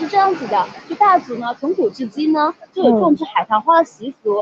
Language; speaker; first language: Chinese; native; Chinese